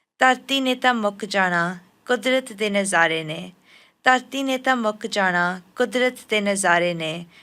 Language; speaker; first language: Punjabi; early bilingual, heritage; Punjabi